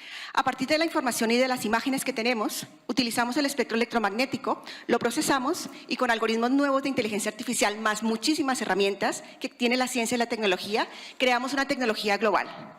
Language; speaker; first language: Spanish; native; Spanish